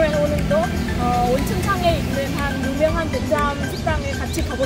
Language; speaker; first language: Korean; non-native, fluent; Vietnamese